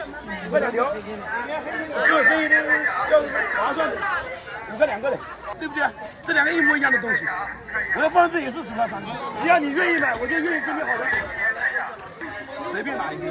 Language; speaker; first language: Chinese; native; Chinese